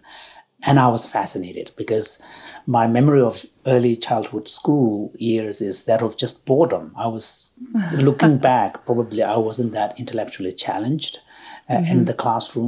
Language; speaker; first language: English; non-native, local second language; Tibetan